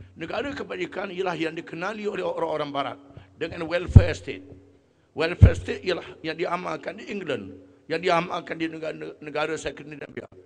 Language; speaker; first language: Malay; native; Malay